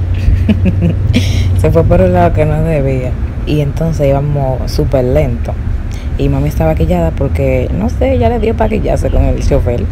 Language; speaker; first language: Spanish; native; Spanish